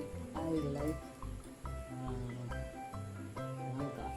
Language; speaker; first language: English; non-native, local second language; Filipino